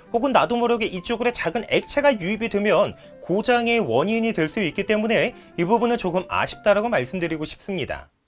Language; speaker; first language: Korean; native; Korean